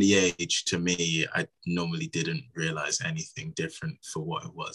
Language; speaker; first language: English; native; English